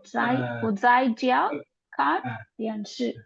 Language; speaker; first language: Chinese; non-native, learner; Tamil